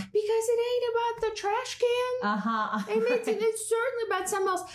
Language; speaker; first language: English; non-native, fluent; Russian